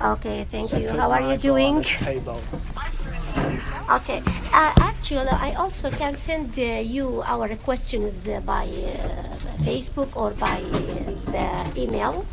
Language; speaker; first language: English; non-native, learner; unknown